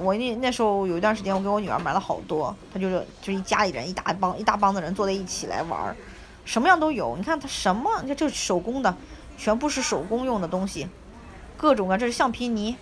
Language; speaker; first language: Chinese; native; Chinese